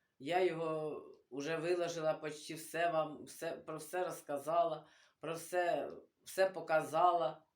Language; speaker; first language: Ukrainian; non-native, local second language; Russian